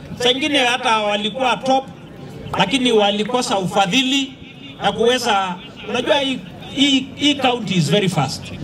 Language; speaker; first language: Swahili; non-native, local second language; Masai